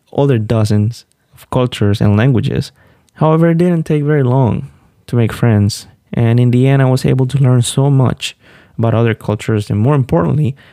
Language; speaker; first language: English; non-native, fluent; Spanish